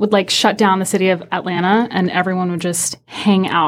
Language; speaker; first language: English; early bilingual, other home language; Persian